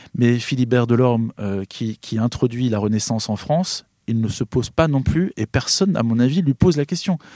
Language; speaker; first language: French; native; French